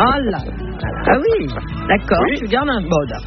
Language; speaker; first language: French; native; French